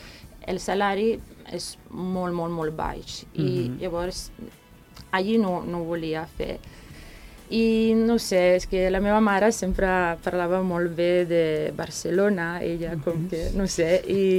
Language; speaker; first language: Catalan; non-native, fluent; Serbian